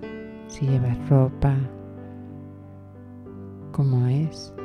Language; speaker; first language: Spanish; native; Spanish